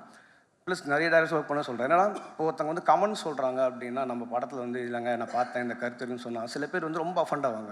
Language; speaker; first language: Tamil; native; Tamil